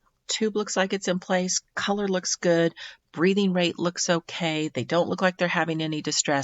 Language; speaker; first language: English; native; English